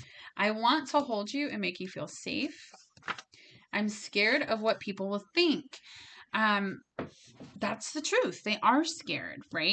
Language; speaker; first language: English; native; English